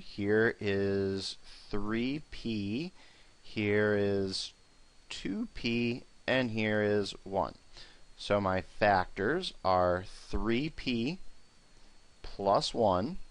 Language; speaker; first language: English; native; English